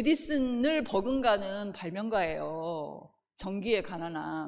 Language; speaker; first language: Korean; native; Korean